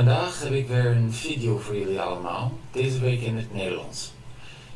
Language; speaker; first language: Dutch; non-native, fluent; English